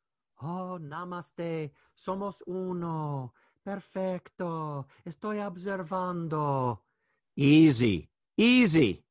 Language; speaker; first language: Spanish; non-native, learner; English